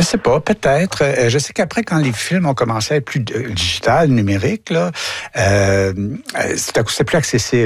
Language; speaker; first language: French; native; French